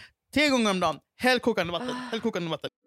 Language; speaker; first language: Swedish; native; Swedish